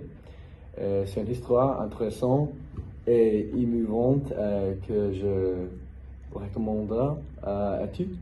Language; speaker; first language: French; non-native, fluent; English